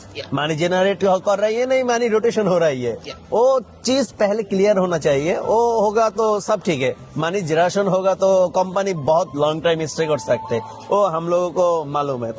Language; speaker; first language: Hindi; non-native, fluent; Bangla